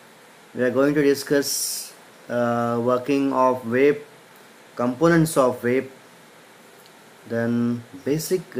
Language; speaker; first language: English; non-native, local second language; Marathi